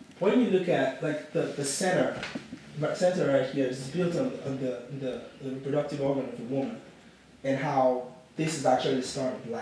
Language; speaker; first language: English; non-native, local second language; Yoruba